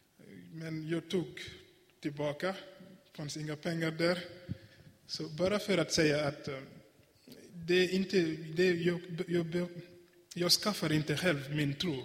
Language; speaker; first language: Swedish; non-native, fluent; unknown